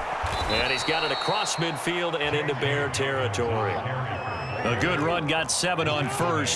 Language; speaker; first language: English; native; English